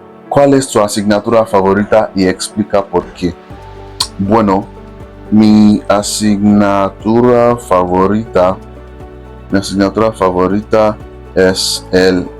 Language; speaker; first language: Spanish; non-native, fluent; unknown